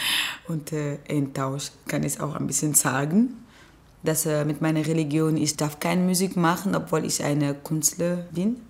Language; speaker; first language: German; non-native, learner; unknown